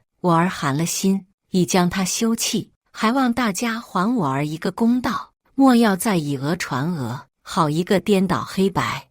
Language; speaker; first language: Chinese; native; Chinese